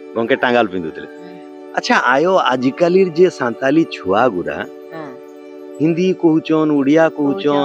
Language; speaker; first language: Hindi; non-native, local second language; Odia